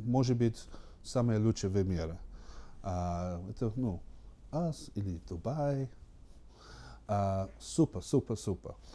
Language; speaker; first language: Russian; non-native, learner; English